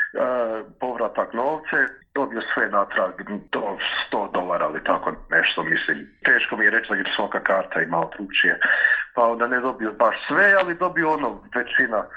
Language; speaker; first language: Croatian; early bilingual, heritage; Croatian